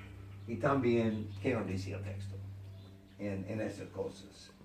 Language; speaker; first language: Spanish; non-native, learner; English